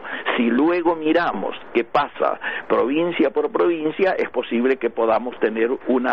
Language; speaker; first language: Spanish; native; Spanish